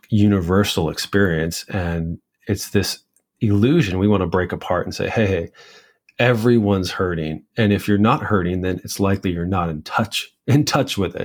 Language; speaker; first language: English; native; English